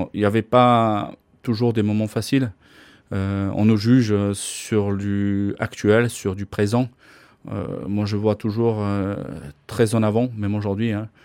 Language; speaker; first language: French; non-native, fluent; Slovak